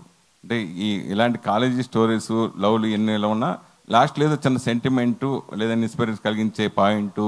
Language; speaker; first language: Telugu; native; Telugu